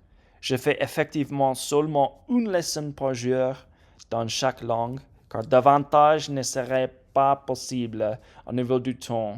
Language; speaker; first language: French; non-native, learner; English